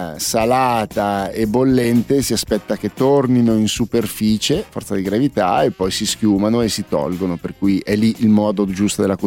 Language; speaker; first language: Italian; native; Italian